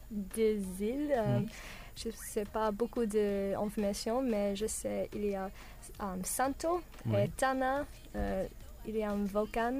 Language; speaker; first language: French; non-native, learner; English